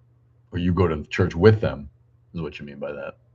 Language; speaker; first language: English; native; English